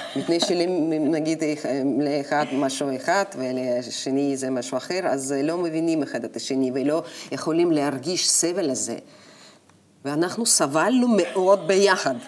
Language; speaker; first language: Hebrew; non-native, fluent; Russian